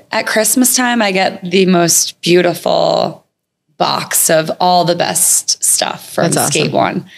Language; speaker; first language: English; native; English